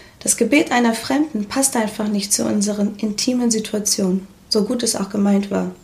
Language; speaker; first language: German; early bilingual, other home language; Portuguese